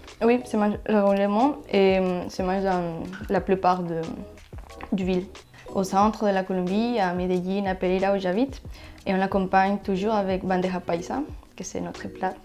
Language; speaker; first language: French; non-native, fluent; Spanish